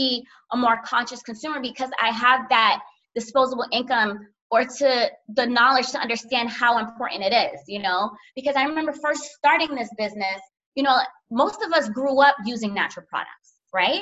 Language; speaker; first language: English; native; English